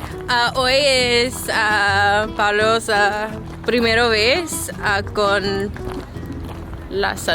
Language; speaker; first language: Spanish; non-native, learner; English